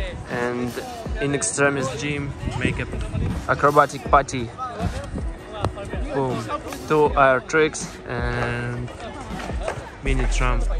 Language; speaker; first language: English; non-native, learner; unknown